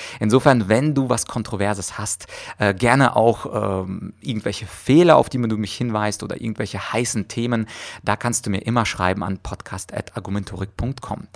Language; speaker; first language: German; early bilingual, other home language; Russian